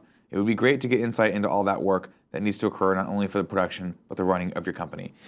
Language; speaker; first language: English; native; English